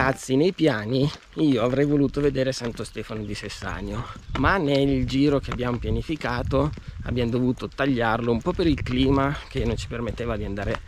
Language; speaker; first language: Italian; native; Italian